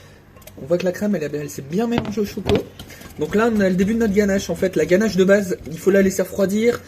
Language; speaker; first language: French; native; French